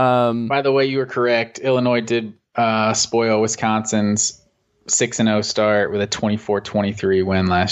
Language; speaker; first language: English; native; English